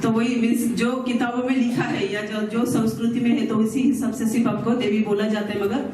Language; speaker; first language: Hindi; non-native, local second language; Marathi